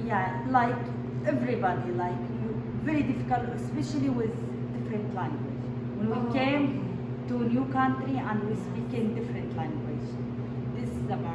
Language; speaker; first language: English; non-native, learner; Arabic